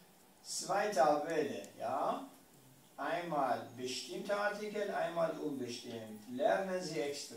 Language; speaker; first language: German; non-native, learner; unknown